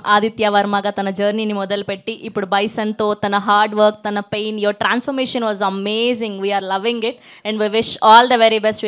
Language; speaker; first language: Telugu; native; Telugu